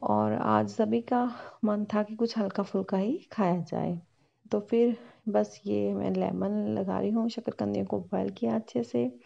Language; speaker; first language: Hindi; non-native, local second language; Punjabi